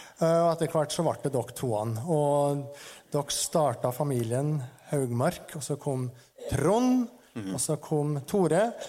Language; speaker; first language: Norwegian; native; Norwegian